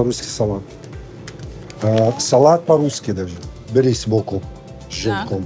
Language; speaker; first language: Russian; non-native, fluent; Arabic